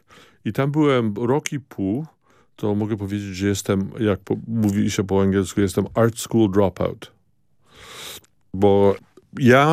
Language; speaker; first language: Polish; early bilingual, heritage; Polish